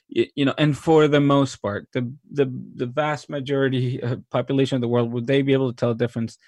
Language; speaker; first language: English; non-native, fluent; Spanish